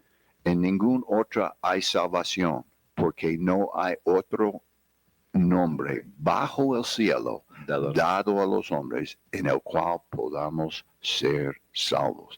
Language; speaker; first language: Spanish; non-native, fluent; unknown